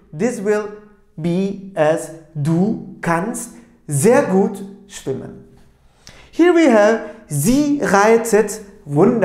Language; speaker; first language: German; non-native, fluent; Turkish